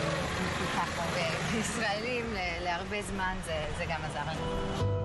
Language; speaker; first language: Hebrew; early bilingual, heritage; Hebrew